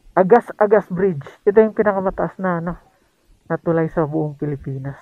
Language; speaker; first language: Filipino; non-native, local second language; Waray